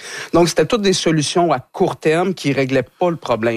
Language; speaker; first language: French; native; French